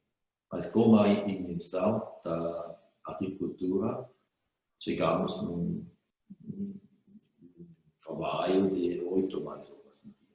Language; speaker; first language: Portuguese; non-native, fluent; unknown